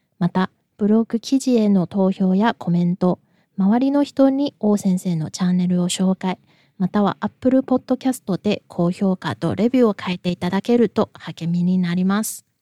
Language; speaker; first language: Japanese; non-native, fluent; Chinese